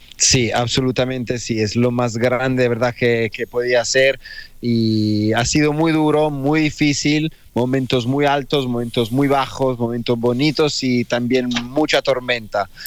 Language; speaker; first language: Spanish; non-native, fluent; Italian